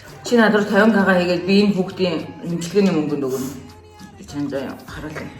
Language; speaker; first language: Mongolian; native; Mongolian